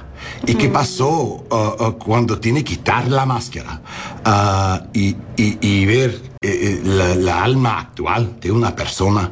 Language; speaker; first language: Spanish; non-native, learner; English